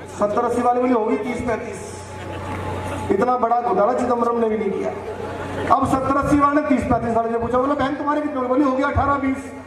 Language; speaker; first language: Hindi; native; Hindi